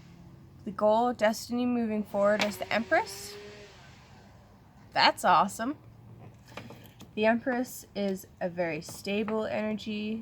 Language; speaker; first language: English; native; English